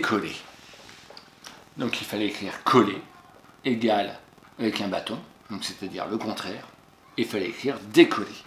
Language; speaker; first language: French; native; French